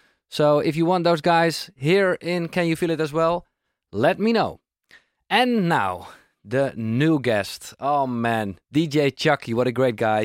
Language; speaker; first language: English; non-native, fluent; Dutch